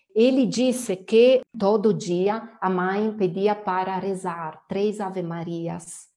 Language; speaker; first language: Portuguese; non-native, fluent; Italian